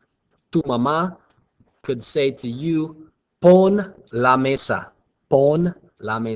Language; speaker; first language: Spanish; non-native, fluent; English